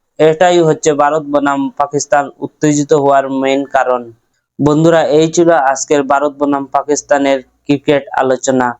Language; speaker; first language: Bangla; non-native, local second language; Sylheti